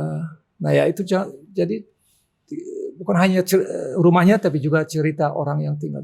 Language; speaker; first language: Indonesian; non-native, local second language; Dutch